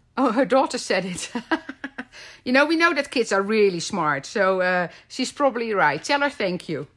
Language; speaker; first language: English; non-native, fluent; Dutch